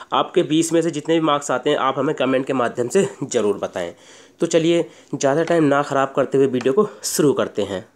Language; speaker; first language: Hindi; native; Hindi